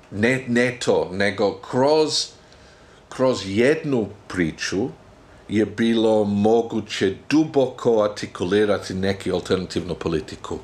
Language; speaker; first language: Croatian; non-native, fluent; English